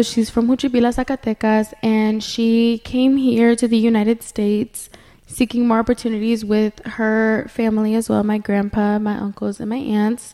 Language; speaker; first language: English; early bilingual, other home language; Spanish